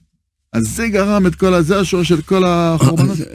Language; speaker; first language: Hebrew; non-native, fluent; French